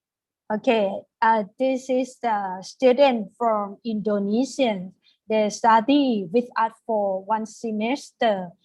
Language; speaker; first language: English; non-native, fluent; Thai